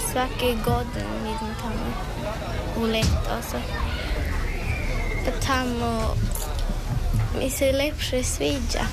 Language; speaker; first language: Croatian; early bilingual, heritage; Bosnian